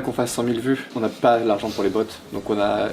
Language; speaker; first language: French; native; French